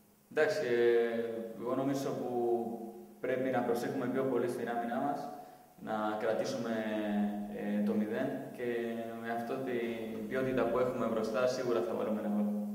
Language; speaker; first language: Greek; non-native, fluent; Spanish